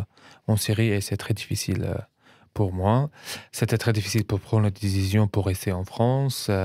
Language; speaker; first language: French; non-native, fluent; Arabic